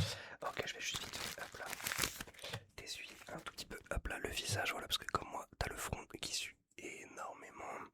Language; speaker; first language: French; native; French